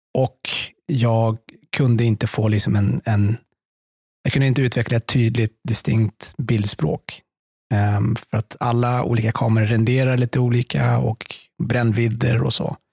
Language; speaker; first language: Swedish; early bilingual, other home language; Persian